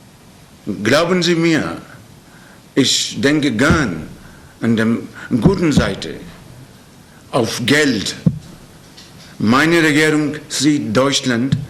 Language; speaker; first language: German; non-native, learner; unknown